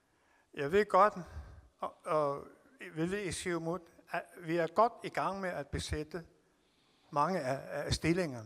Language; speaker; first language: Danish; non-native, local second language; Kalaallisut